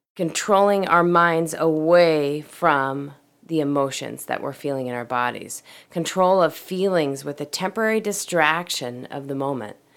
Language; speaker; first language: English; native; English